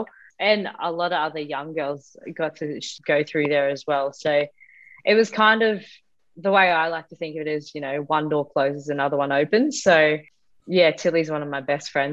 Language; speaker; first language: English; native; English